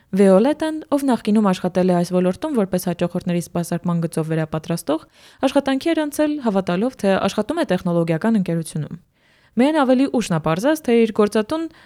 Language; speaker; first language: Armenian; native; Armenian